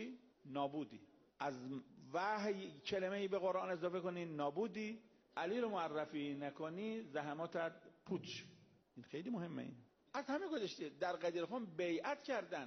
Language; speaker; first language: Persian; native; Persian